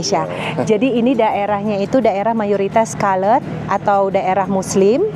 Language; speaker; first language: Indonesian; native; Indonesian